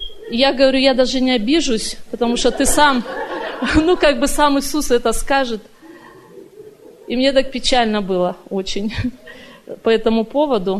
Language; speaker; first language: Russian; native; Russian